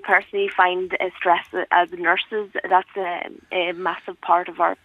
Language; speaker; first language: English; native; English